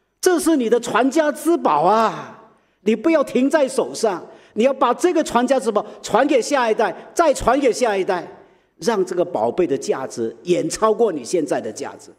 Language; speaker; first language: Chinese; early bilingual, heritage; Chinese